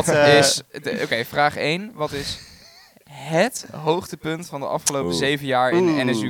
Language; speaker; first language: Dutch; native; Dutch